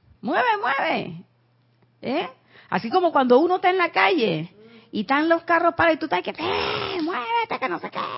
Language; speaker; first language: Spanish; native; Spanish